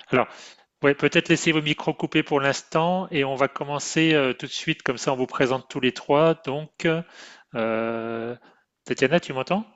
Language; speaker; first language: French; native; French